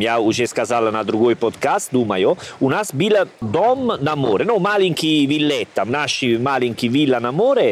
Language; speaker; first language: Russian; non-native, learner; Italian